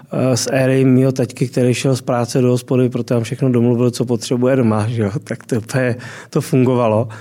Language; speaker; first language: Czech; native; Czech